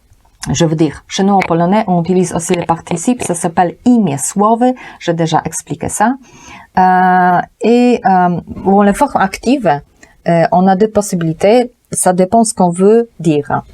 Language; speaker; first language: French; non-native, fluent; Polish